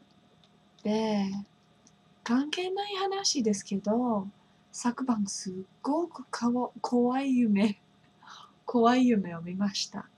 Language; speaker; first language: Japanese; non-native, fluent; English